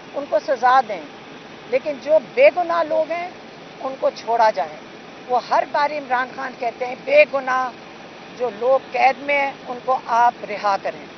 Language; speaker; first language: Urdu; native; Urdu